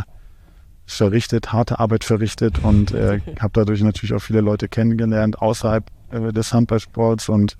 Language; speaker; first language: German; native; German